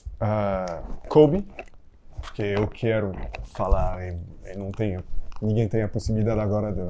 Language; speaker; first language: Portuguese; non-native, fluent; French